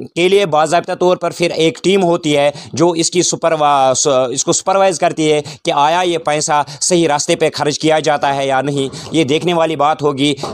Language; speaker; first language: Urdu; non-native, local second language; Kashmiri